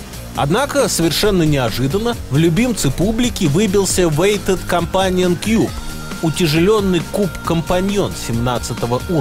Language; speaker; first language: Russian; native; Russian